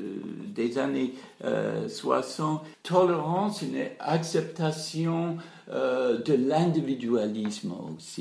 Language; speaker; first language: French; non-native, fluent; English